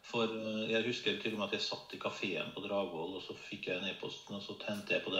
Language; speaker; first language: Norwegian; native; Norwegian